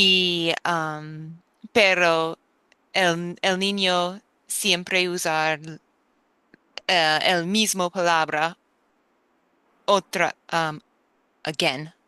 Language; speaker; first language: Spanish; non-native, learner; English